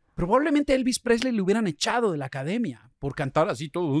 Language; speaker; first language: Spanish; native; Spanish